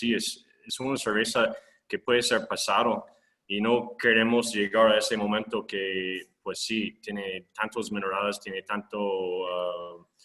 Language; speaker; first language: Spanish; non-native, fluent; English